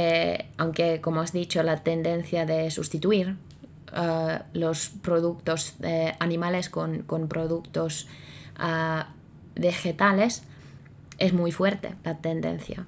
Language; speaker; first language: Spanish; non-native, fluent; Finnish